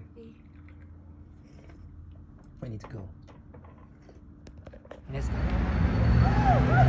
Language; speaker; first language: English; non-native, learner; Chinese